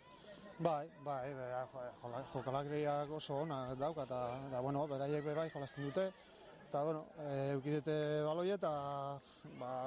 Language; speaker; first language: Basque; non-native, local second language; Spanish